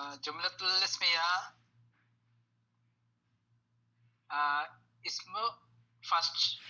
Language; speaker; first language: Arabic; non-native, learner; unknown